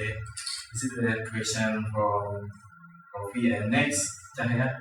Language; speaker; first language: English; non-native, learner; Indonesian